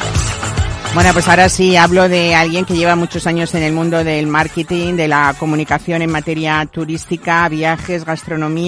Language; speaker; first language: Spanish; native; Spanish